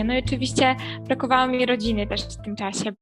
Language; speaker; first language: Polish; early bilingual, heritage; Polish